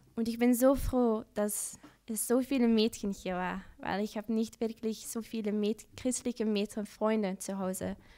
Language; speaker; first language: German; non-native, learner; Dutch